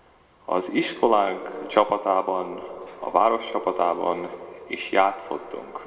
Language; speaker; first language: Hungarian; early bilingual, heritage; Hungarian